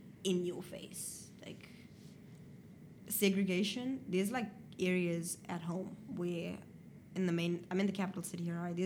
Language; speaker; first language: English; native; English